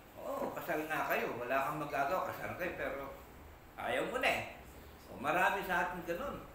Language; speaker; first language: Filipino; non-native, local second language; Iloko